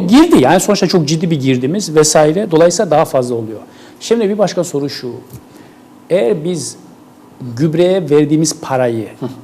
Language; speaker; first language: Turkish; native; Turkish